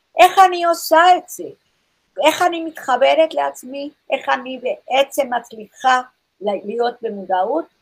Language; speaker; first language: Hebrew; non-native, fluent; English